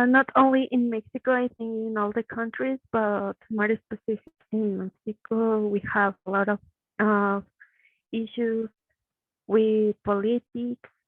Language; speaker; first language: English; non-native, learner; Spanish